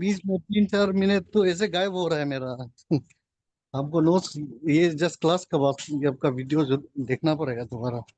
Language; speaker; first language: Hindi; non-native, local second language; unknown